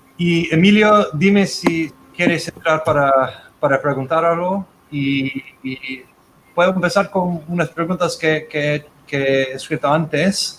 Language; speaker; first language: Spanish; non-native, fluent; English